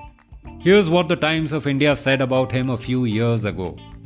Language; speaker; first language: English; non-native, local second language; Hindi